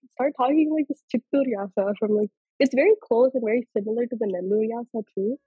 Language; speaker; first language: English; early bilingual, other home language; Telugu